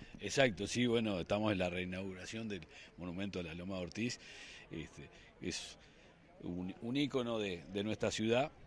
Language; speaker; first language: Spanish; native; Spanish